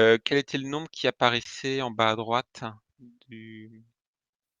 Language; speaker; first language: French; native; French